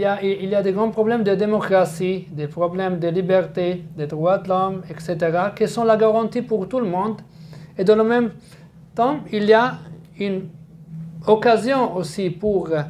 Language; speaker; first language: French; non-native, fluent; Arabic